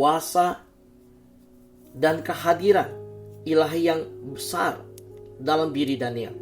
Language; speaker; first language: Indonesian; native; Indonesian